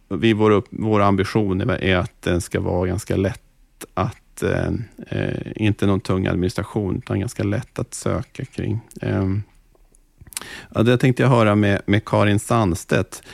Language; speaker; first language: Swedish; native; Swedish